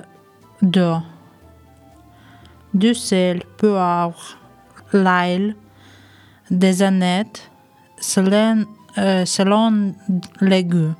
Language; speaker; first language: French; non-native, learner; Ukrainian